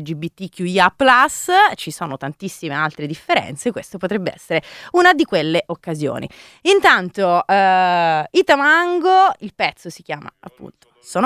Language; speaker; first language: Italian; native; Italian